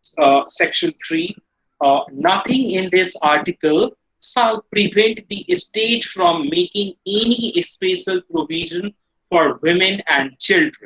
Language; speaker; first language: English; non-native, local second language; Hindi